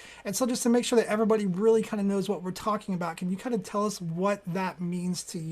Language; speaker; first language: English; native; English